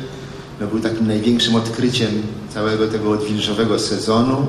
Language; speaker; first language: Polish; native; Polish